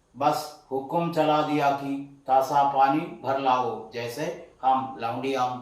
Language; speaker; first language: Hindi; non-native, local second language; Malayalam